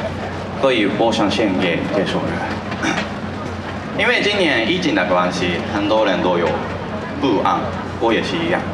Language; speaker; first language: Chinese; non-native, fluent; Japanese